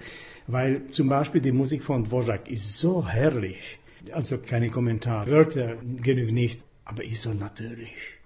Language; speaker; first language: German; non-native, fluent; Slovak